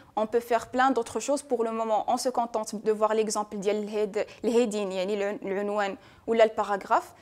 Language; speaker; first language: French; non-native, local second language; Arabic